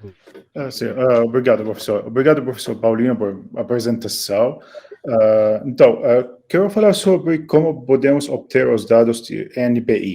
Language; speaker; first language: Portuguese; non-native, fluent; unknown